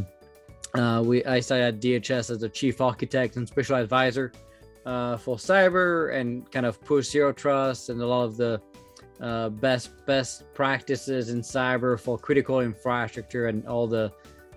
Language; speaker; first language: English; non-native, fluent; French